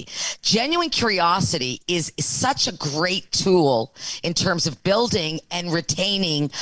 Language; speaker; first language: English; native; English